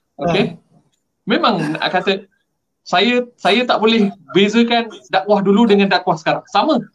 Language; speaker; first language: Malay; non-native, local second language; Tamil